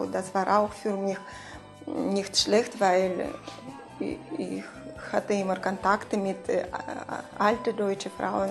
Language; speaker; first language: German; non-native, learner; Russian